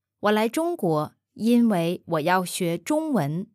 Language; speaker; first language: Chinese; non-native, learner; English